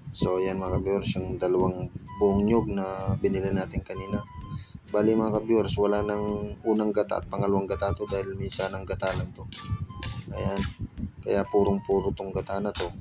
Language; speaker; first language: Filipino; non-native, local second language; Bikol